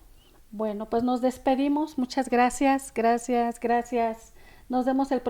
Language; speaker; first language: Spanish; native; Spanish